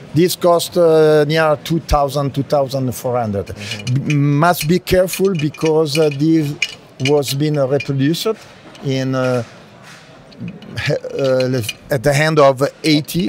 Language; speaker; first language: English; non-native, learner; Italian